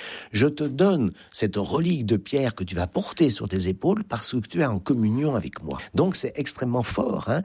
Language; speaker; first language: French; native; French